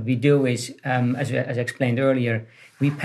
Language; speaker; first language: English; non-native, fluent; Dutch